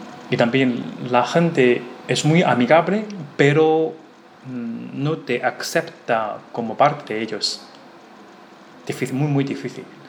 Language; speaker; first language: Spanish; non-native, learner; Chinese